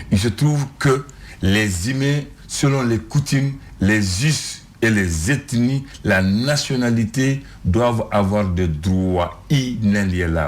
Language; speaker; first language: French; non-native, local second language; Bambara